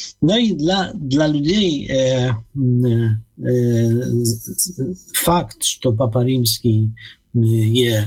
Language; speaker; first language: Ukrainian; non-native, fluent; Polish